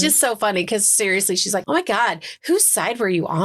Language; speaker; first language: English; native; English